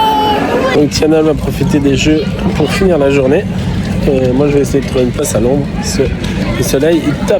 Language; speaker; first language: French; native; French